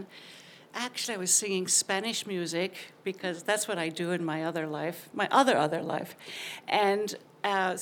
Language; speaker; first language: English; native; English